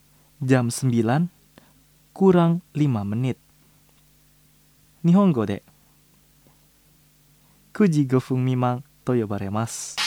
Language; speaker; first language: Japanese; non-native, fluent; Indonesian